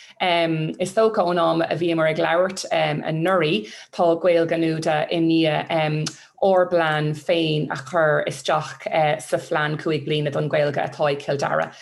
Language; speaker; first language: Irish; non-native, local second language; English